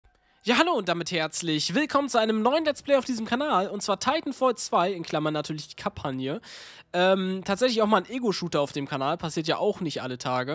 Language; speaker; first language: German; native; German